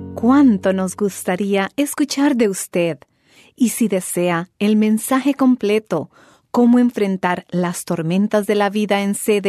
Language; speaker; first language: Spanish; native; Spanish